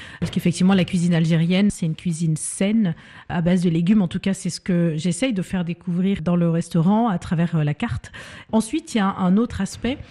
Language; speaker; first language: French; early bilingual, other home language; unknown